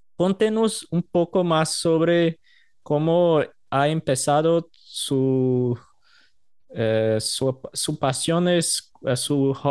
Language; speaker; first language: Portuguese; native; Portuguese